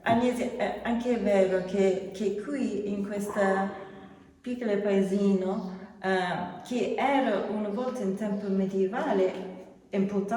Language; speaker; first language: Italian; non-native, learner; English